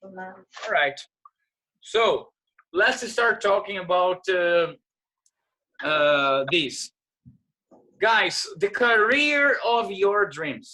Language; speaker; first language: English; non-native, fluent; Portuguese